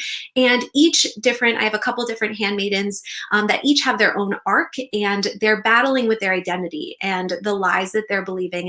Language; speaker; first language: English; native; English